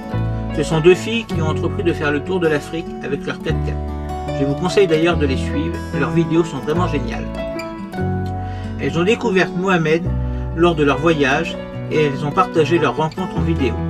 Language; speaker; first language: French; native; French